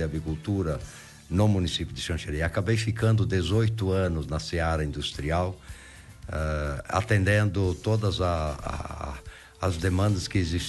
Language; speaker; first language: Portuguese; native; Portuguese